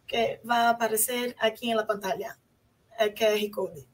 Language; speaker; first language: Spanish; non-native, fluent; Portuguese